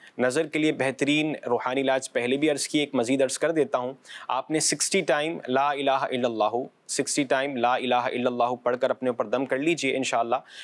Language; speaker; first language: Urdu; non-native, local second language; Punjabi